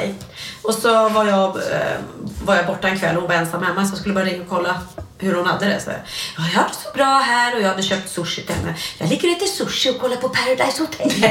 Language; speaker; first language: Swedish; native; Swedish